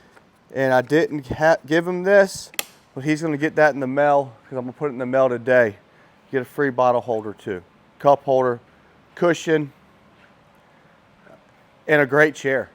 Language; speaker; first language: English; native; English